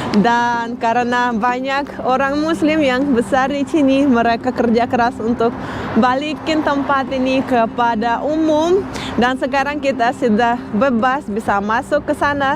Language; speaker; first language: Indonesian; non-native, fluent; Russian